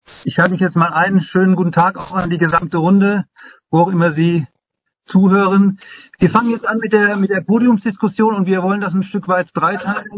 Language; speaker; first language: German; native; German